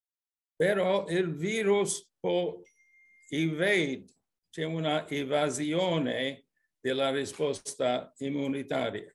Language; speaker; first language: Italian; early bilingual, heritage; English